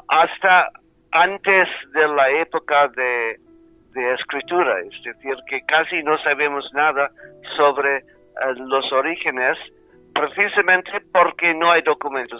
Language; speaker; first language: Spanish; non-native, fluent; English